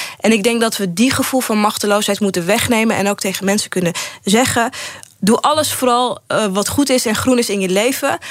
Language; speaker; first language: Dutch; early bilingual, other home language; Arabic